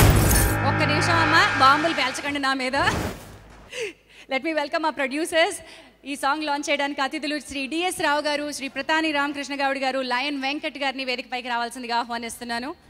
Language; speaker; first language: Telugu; native; Telugu